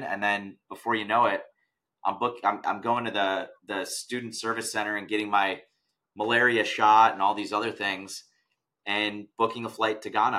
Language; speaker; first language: English; native; English